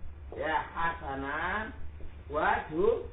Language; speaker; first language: Arabic; non-native, local second language; Indonesian